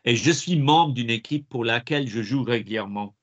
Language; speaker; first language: French; non-native, fluent; English